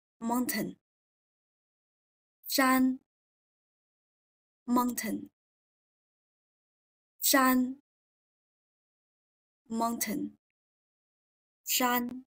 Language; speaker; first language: English; non-native, fluent; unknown